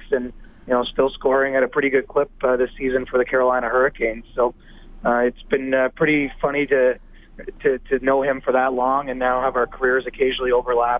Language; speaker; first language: English; native; English